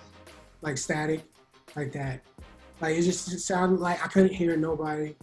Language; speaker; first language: English; native; English